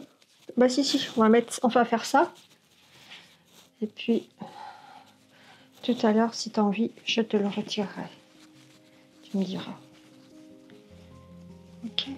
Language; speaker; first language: French; native; French